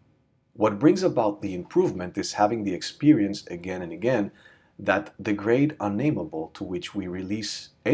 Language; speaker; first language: English; native; English